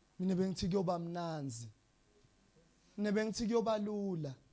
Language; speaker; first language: Zulu; non-native, local second language; Swati